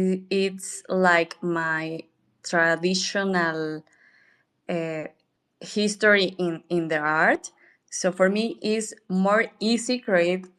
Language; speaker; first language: English; non-native, learner; Spanish